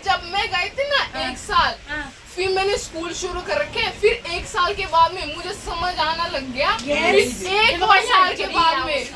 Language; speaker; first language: Hindi; early bilingual, other home language; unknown